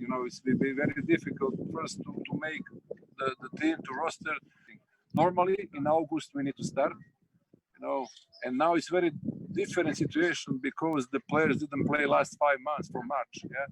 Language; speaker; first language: English; non-native, learner; Serbian